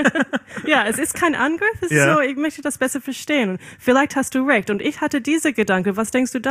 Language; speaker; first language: German; non-native, fluent; English